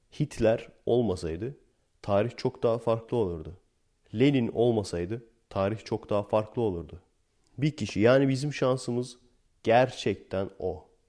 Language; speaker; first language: Turkish; native; Turkish